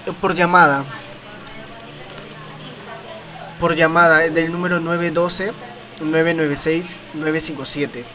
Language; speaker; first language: Spanish; native; Spanish